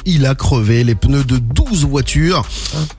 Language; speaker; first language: French; native; French